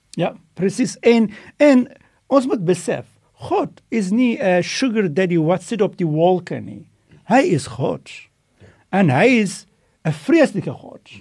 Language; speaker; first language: Afrikaans; non-native, fluent; Dutch